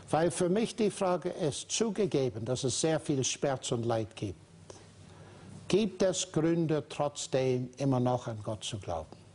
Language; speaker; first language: German; non-native, fluent; English